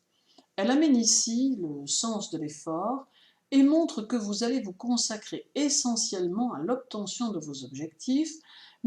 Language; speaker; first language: French; native; French